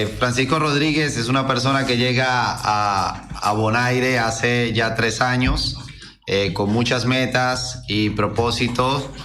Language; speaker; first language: Spanish; native; Spanish